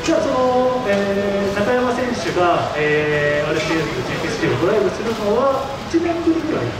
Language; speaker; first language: Japanese; native; Japanese